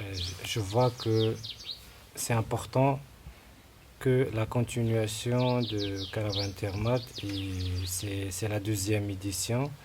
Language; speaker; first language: French; non-native, local second language; Arabic